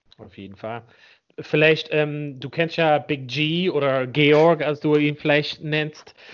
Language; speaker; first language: German; non-native, fluent; English